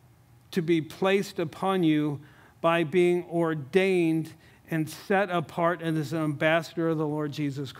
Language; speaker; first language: English; native; English